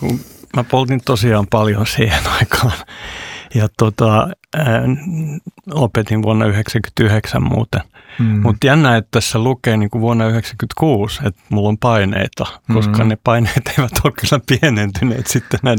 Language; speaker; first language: Finnish; non-native, local second language; Swedish